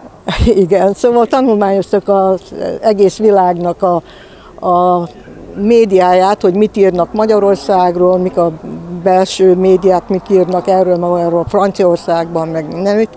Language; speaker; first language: Hungarian; early bilingual, heritage; Hungarian